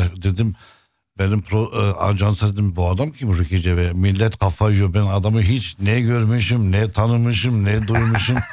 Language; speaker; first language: Turkish; non-native, fluent; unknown